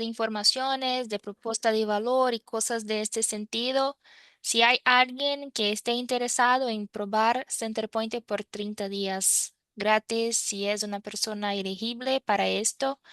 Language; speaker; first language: Spanish; non-native, fluent; Portuguese